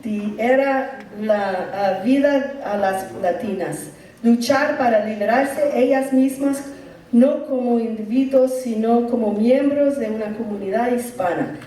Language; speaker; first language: Spanish; early bilingual, heritage; English